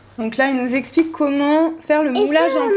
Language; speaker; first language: French; native; French